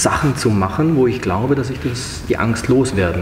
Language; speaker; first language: German; native; German